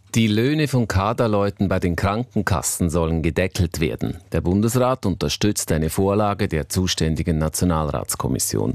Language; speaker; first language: German; native; German